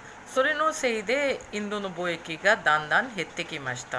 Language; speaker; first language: Japanese; non-native, fluent; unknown